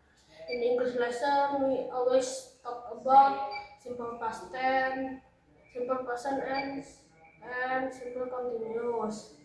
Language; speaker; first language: English; non-native, learner; Indonesian